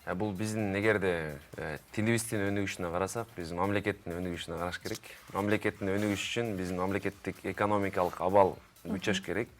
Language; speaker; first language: Kyrgyz; native; Kyrgyz